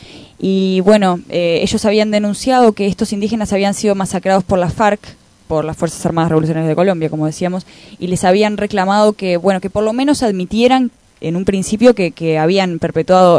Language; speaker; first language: Spanish; native; Spanish